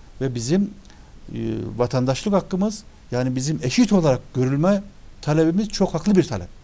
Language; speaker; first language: Turkish; early bilingual, other home language; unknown